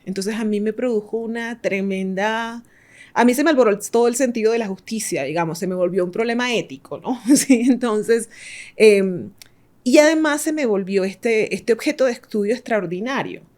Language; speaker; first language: Spanish; native; Spanish